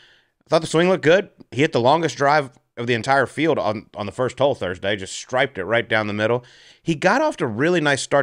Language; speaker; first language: English; native; English